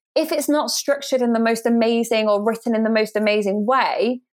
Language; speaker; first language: English; native; English